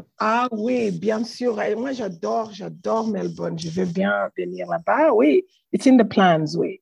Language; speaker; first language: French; non-native, learner; English